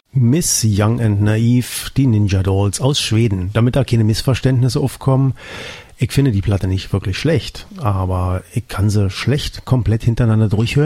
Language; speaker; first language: German; native; German